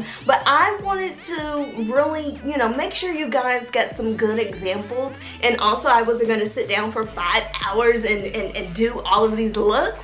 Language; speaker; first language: English; native; English